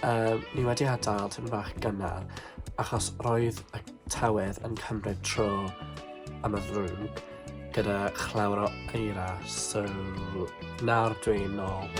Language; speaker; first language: Welsh; non-native, learner; English